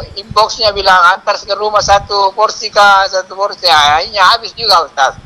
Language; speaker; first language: Indonesian; native; Indonesian